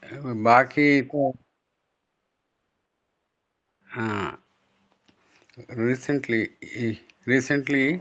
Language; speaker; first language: Hindi; non-native, local second language; Telugu